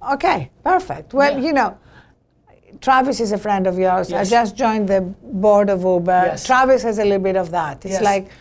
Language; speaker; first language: English; non-native, fluent; Greek